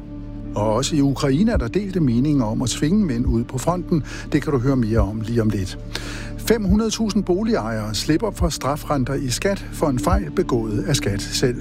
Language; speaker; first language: Danish; native; Danish